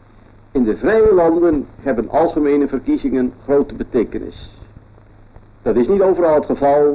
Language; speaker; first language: Dutch; native; Dutch